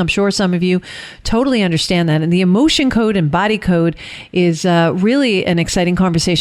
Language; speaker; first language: English; native; English